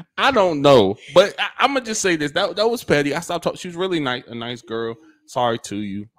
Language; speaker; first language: English; native; English